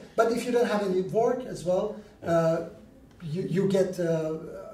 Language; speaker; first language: English; non-native, learner; Persian